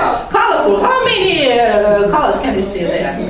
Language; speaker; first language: English; non-native, fluent; Azerbaijani